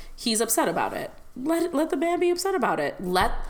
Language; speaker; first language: English; non-native, local second language; Malayalam